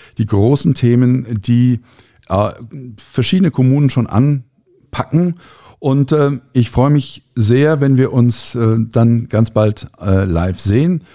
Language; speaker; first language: German; native; German